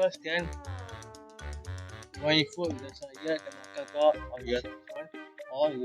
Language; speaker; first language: English; non-native, learner; Malay